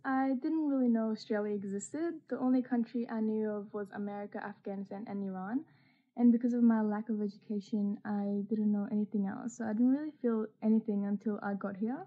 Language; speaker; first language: English; early bilingual, other home language; Persian